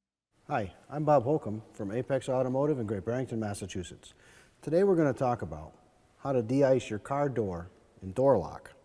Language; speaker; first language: English; native; English